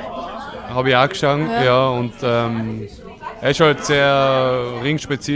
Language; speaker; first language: German; native; German